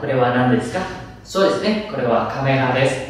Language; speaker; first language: Japanese; non-native, fluent; Vietnamese